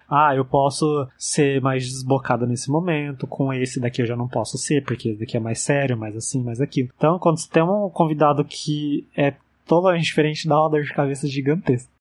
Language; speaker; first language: Portuguese; native; Portuguese